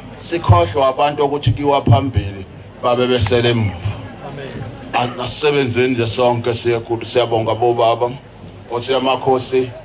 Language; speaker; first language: Zulu; non-native, local second language; Xhosa